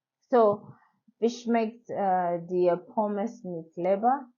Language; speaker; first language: German; non-native, learner; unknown